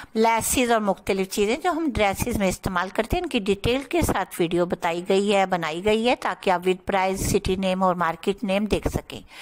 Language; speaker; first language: Urdu; native; Urdu